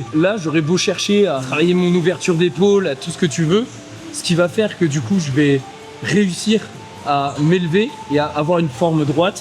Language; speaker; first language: French; native; French